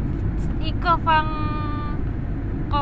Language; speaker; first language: Chinese; non-native, learner; Indonesian